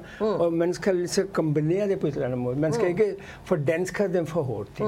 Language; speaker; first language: Danish; non-native, fluent; Urdu